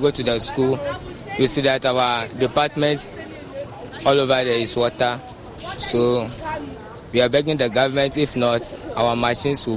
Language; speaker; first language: English; non-native, local second language; Ewe